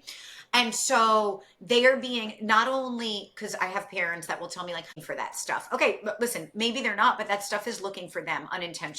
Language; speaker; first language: English; native; English